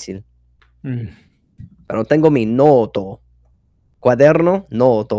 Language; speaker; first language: Spanish; non-native, fluent; English